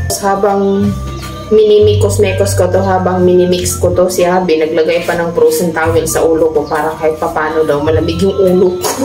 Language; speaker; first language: Filipino; non-native, local second language; Cebuano